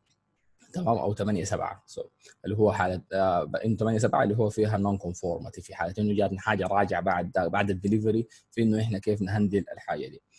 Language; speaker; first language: Arabic; native; Arabic